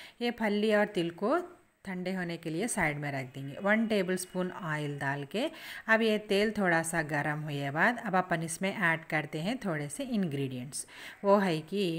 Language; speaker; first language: Hindi; native; Hindi